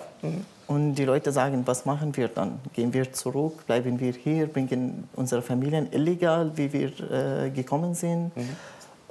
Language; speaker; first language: German; non-native, learner; Arabic